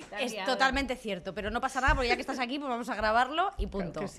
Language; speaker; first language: Spanish; native; Spanish